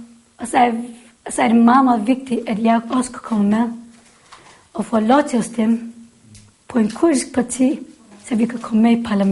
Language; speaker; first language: Danish; non-native, fluent; Kurdish